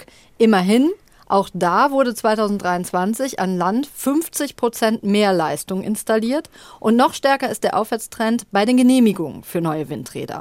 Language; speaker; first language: German; native; German